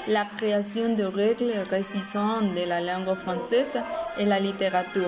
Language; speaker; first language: French; non-native, learner; Spanish